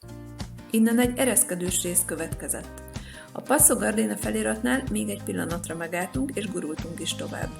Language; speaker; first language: Hungarian; native; Hungarian